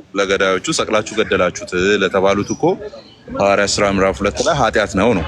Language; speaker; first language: Amharic; non-native, local second language; Oromo